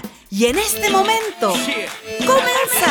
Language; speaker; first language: Spanish; native; Spanish